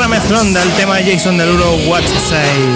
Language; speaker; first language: Spanish; native; Spanish